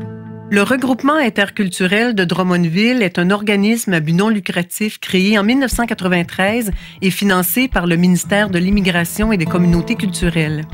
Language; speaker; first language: French; native; French